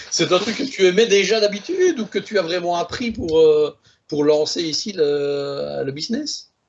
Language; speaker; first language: French; native; French